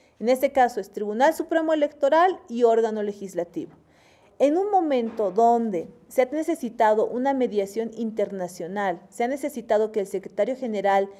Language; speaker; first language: Spanish; native; Spanish